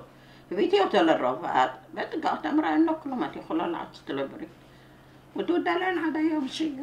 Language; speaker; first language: Hebrew; non-native, learner; Arabic